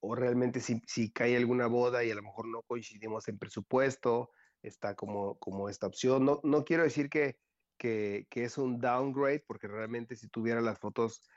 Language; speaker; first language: Spanish; native; Spanish